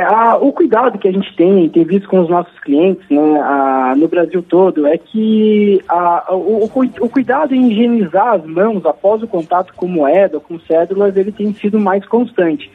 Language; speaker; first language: Portuguese; native; Portuguese